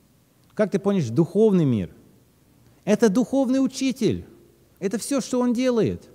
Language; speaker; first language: Russian; early bilingual, heritage; Russian